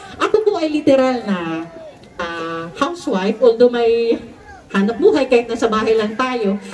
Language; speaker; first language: Filipino; non-native, local second language; Waray